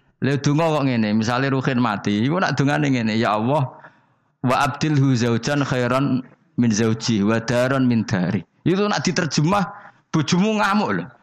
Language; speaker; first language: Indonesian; non-native, local second language; Javanese